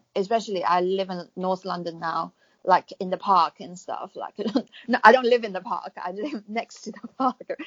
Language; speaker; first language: English; non-native, fluent; Chinese